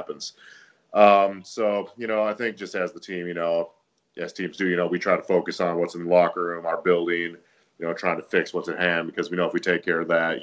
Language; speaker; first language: English; native; English